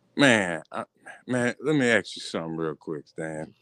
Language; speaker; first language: English; native; English